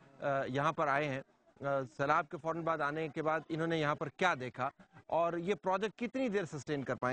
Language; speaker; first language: Urdu; native; Urdu